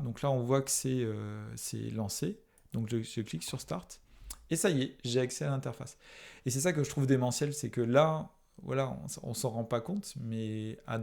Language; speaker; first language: French; native; French